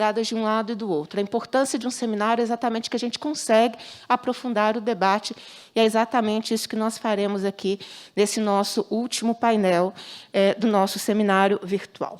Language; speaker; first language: Portuguese; native; Portuguese